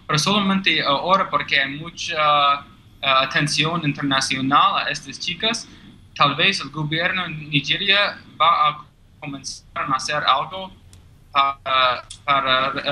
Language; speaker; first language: Spanish; non-native, learner; English